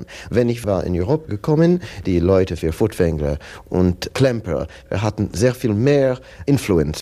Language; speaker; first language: German; non-native, learner; English